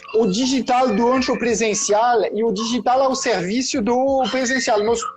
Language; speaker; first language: Portuguese; non-native, fluent; French